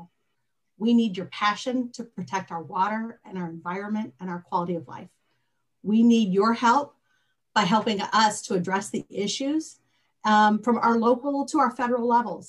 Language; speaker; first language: English; native; English